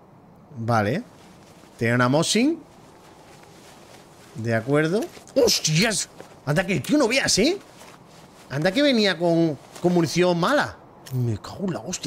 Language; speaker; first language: Spanish; native; Spanish